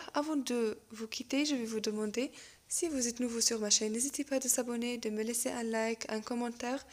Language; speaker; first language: French; non-native, local second language; Arabic